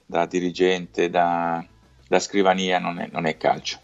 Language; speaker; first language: Italian; native; Italian